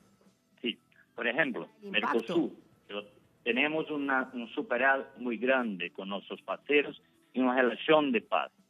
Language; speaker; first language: Spanish; non-native, fluent; Portuguese